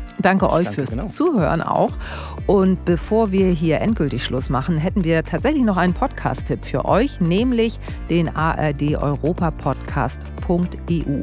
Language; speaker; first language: German; native; German